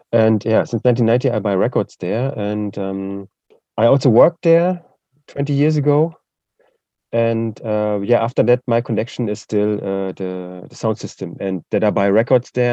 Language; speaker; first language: English; non-native, fluent; German